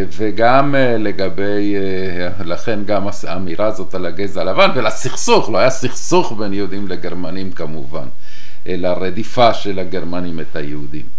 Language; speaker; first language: Hebrew; non-native, fluent; Spanish